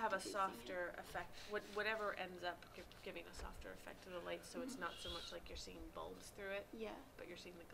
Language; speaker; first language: English; native; English